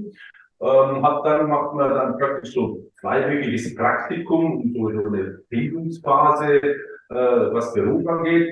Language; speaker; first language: German; early bilingual, other home language; Croatian